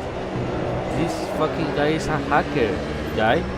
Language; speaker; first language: English; non-native, learner; Spanish